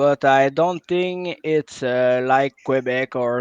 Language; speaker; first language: English; non-native, local second language; French